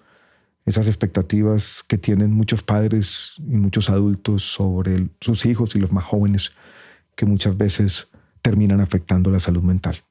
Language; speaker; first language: Spanish; native; Spanish